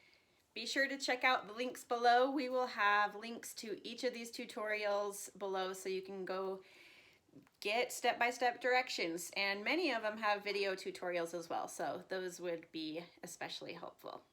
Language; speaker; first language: English; native; English